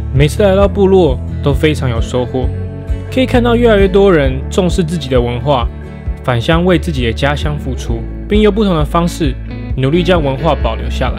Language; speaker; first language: Chinese; native; Chinese